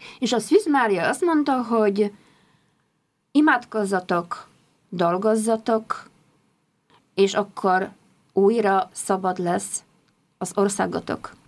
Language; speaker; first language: Hungarian; non-native, fluent; Polish